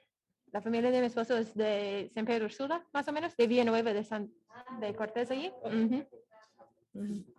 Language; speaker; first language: Spanish; non-native, fluent; English